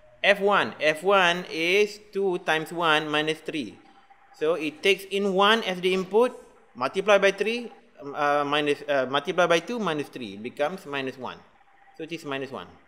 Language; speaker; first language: English; non-native, local second language; Malay